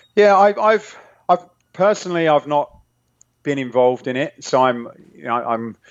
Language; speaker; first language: English; native; English